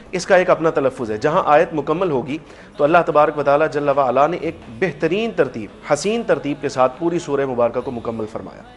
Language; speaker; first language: Urdu; native; Urdu